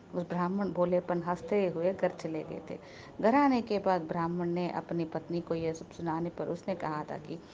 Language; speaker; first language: Hindi; non-native, local second language; Telugu